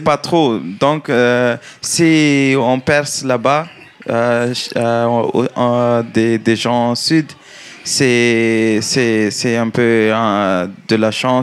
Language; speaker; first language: French; non-native, learner; Malagasy